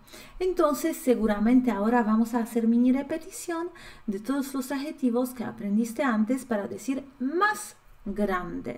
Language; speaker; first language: Spanish; non-native, fluent; Polish